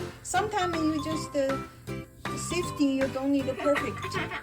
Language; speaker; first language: English; non-native, learner; Chinese